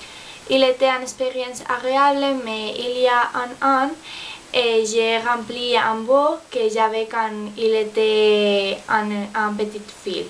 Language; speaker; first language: French; non-native, learner; Spanish